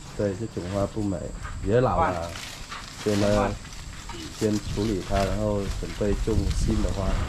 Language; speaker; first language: Chinese; non-native, learner; Vietnamese